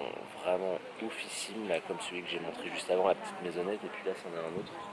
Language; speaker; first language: French; native; French